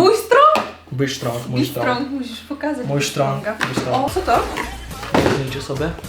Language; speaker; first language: Polish; native; Polish